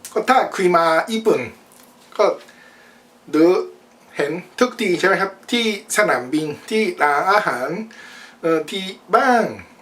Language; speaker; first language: Thai; non-native, learner; Japanese